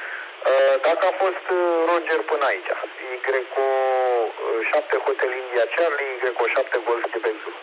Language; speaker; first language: Romanian; native; Romanian